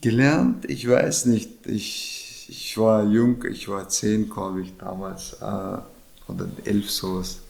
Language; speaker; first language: German; non-native, learner; Chechen